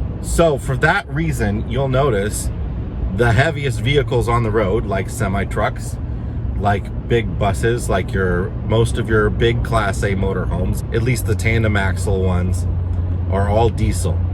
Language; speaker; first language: English; native; English